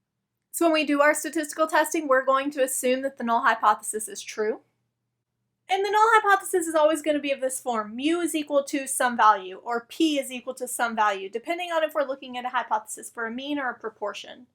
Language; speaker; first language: English; native; English